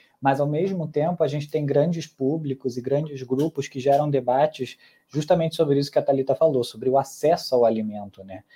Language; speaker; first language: Portuguese; early bilingual, other home language; Spanish